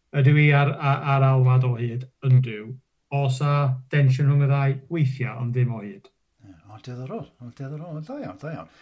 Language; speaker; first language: Welsh; non-native, local second language; English